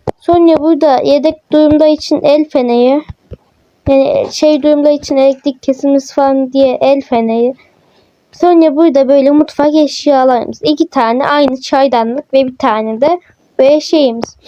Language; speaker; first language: Turkish; native; Turkish